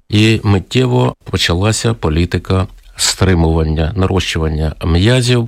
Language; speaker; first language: Ukrainian; native; Ukrainian